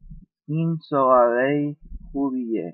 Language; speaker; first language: Persian; non-native, learner; English